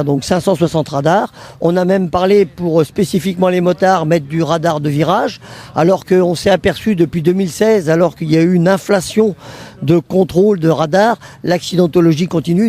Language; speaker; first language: French; native; French